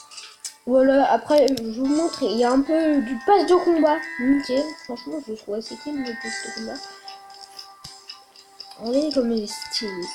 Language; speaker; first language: French; native; French